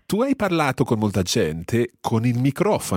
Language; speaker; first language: Italian; non-native, fluent; English